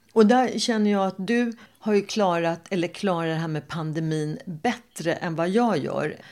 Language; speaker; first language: Swedish; native; Swedish